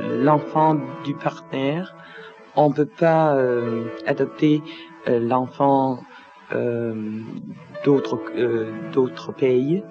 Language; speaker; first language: French; non-native, learner; Danish